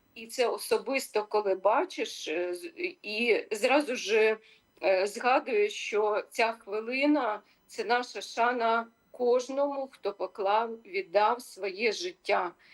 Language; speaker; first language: Ukrainian; native; Ukrainian